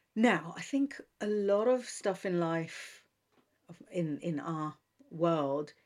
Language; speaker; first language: English; non-native, fluent; Hebrew